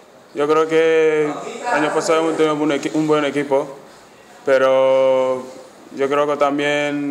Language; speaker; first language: Spanish; non-native, fluent; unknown